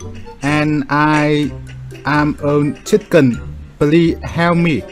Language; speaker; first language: English; non-native, learner; Vietnamese